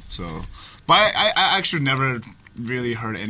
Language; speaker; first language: English; non-native, fluent; Chinese